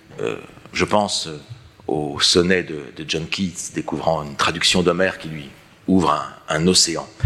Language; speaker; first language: French; native; French